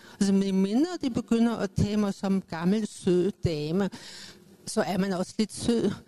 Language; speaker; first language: Danish; native; Danish